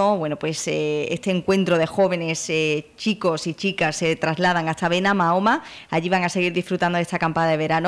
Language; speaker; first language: Spanish; native; Spanish